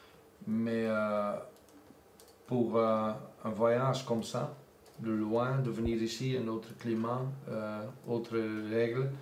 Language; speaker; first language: French; non-native, local second language; Dutch